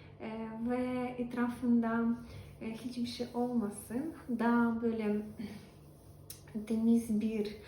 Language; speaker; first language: Turkish; non-native, learner; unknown